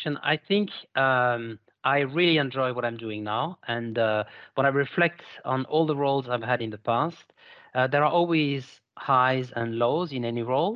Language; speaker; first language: English; non-native, fluent; French